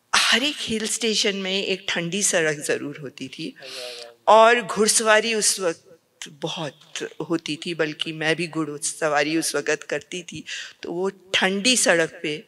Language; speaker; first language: Hindi; native; Hindi